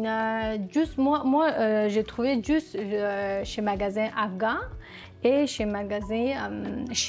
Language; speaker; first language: French; non-native, learner; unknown